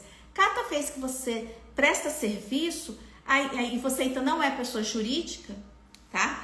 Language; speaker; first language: Portuguese; native; Portuguese